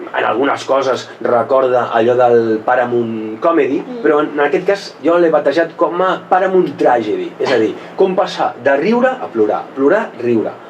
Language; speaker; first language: Catalan; non-native, local second language; Spanish